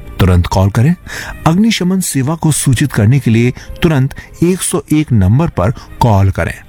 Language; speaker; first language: Hindi; native; Hindi